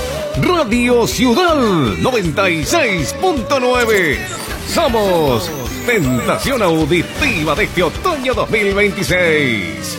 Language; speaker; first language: Spanish; native; Spanish